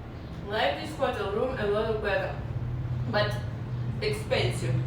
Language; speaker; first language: English; non-native, learner; Russian